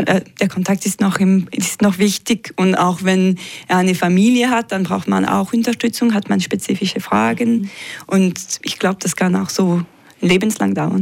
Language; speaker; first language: German; non-native, local second language; French